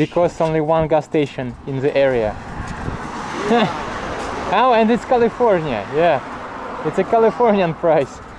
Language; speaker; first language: English; non-native, learner; Russian